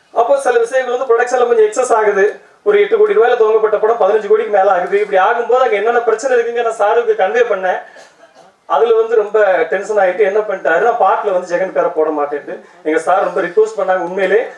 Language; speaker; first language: Tamil; native; Tamil